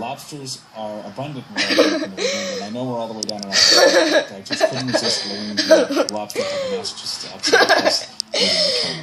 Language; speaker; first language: English; native; English